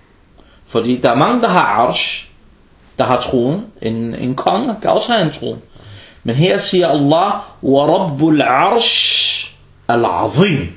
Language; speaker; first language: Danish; early bilingual, other home language; Arabic